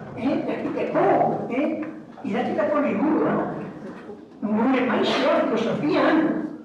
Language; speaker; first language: Basque; native; Basque